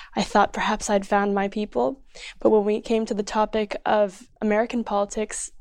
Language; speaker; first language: English; early bilingual, other home language; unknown